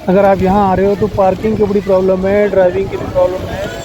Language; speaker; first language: Hindi; non-native, local second language; Marathi